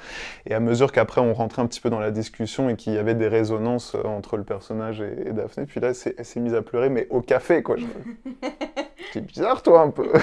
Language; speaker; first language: French; native; French